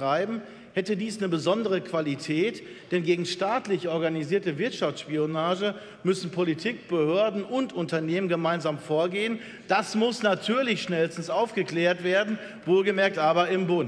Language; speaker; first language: German; native; German